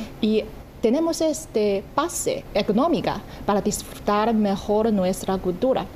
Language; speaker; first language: Spanish; non-native, fluent; Chinese